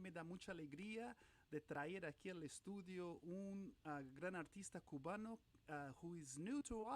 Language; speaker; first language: Spanish; non-native, fluent; Portuguese